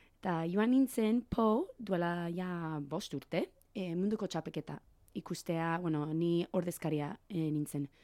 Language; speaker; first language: Basque; non-native, learner; English